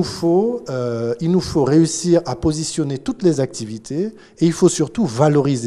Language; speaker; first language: French; native; French